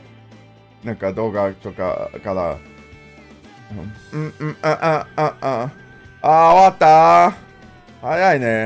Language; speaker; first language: Japanese; non-native, learner; English